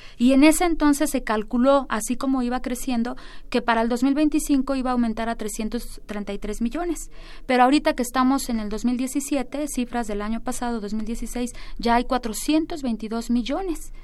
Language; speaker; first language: Spanish; native; Spanish